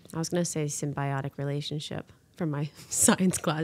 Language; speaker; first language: English; native; English